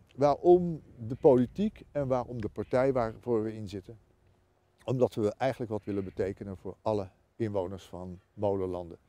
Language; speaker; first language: Dutch; native; Dutch